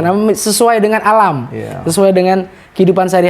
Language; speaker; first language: Malay; native; Malay